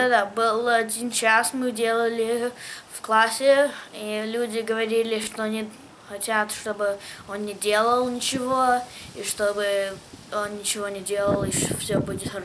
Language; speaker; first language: Russian; early bilingual, heritage; English